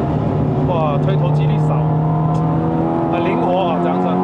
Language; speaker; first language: Chinese; native; Chinese